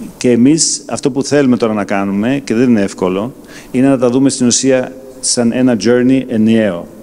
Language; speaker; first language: Greek; non-native, fluent; German